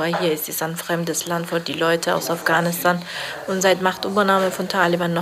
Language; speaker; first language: German; non-native, fluent; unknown